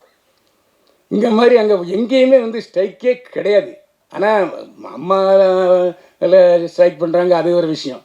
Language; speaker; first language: Tamil; native; Tamil